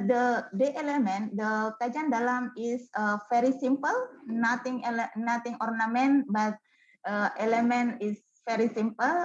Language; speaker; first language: English; non-native, learner; Indonesian